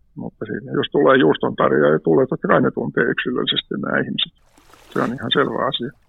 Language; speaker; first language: Finnish; native; Finnish